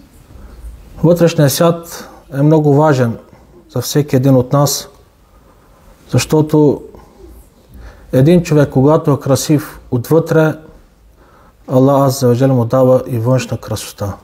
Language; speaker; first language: Bulgarian; non-native, local second language; Turkish